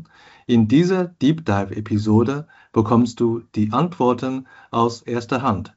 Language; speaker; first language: German; non-native, fluent; Chinese